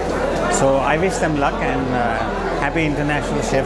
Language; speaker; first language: English; native; English